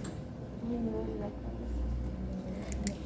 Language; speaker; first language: Spanish; native; Spanish